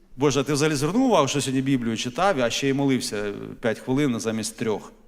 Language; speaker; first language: Ukrainian; native; Ukrainian